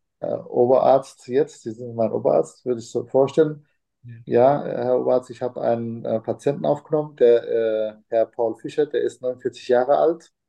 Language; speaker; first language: German; non-native, fluent; Turkish